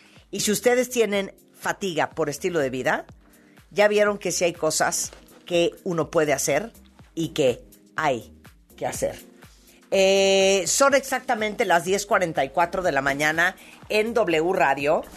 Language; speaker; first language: Spanish; native; Spanish